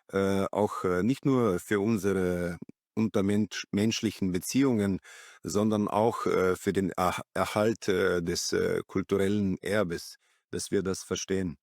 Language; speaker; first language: German; non-native, fluent; Slovenian